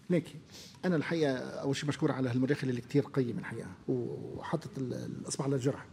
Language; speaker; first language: Arabic; native; Arabic